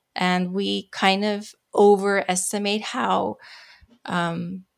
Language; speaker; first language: English; non-native, fluent; Dutch